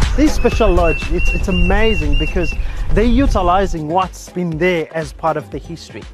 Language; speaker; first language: English; non-native, local second language; Xhosa